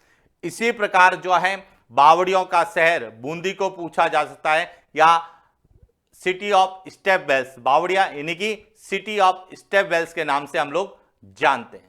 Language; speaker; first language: Hindi; native; Hindi